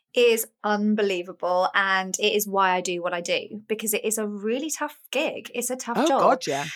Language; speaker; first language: English; native; English